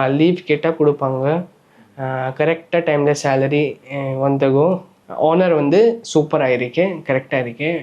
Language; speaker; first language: Tamil; non-native, learner; Nepali